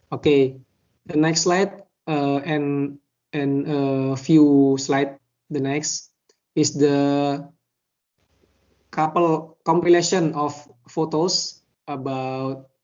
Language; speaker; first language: English; non-native, learner; Indonesian